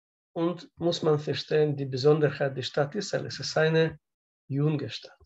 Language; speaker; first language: German; non-native, learner; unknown